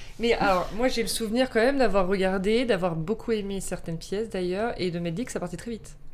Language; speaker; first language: French; native; French